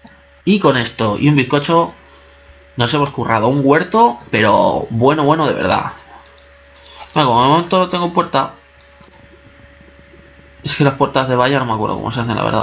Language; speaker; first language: Spanish; native; Spanish